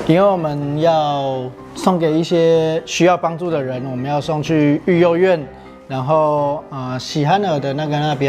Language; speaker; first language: Chinese; native; Chinese